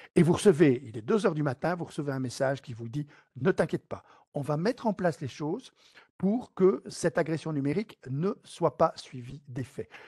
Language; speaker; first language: French; native; French